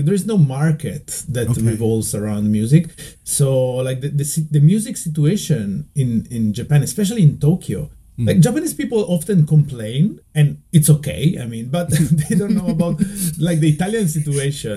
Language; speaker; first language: English; non-native, fluent; Italian